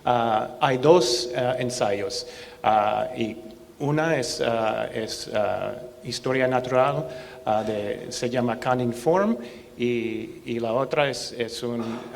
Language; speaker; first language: Spanish; non-native, learner; English